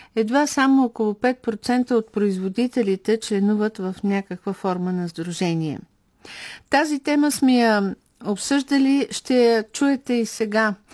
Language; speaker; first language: Bulgarian; native; Bulgarian